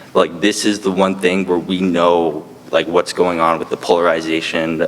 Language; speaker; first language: English; native; English